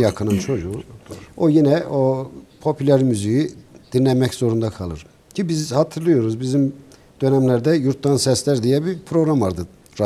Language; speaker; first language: Turkish; native; Turkish